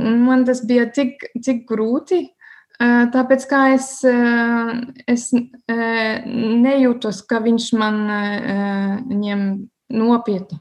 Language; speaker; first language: Latvian; non-native, learner; German